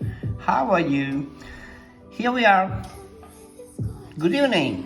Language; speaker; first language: English; non-native, fluent; Italian